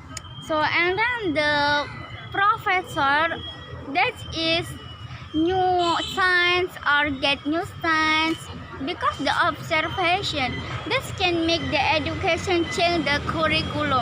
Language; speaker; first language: English; non-native, learner; Indonesian